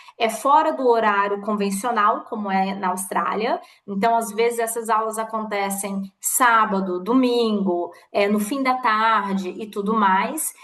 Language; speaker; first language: Portuguese; native; Portuguese